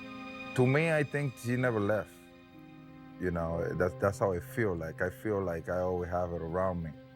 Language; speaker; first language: English; non-native, fluent; Spanish